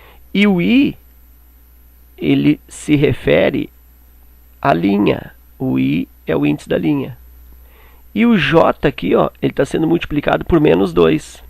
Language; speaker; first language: Portuguese; native; Portuguese